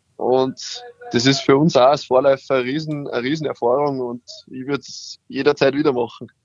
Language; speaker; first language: German; native; German